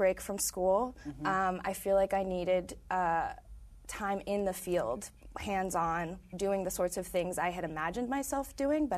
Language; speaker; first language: English; native; English